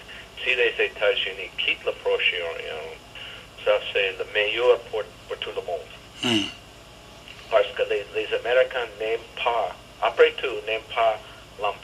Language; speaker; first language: French; non-native, learner; English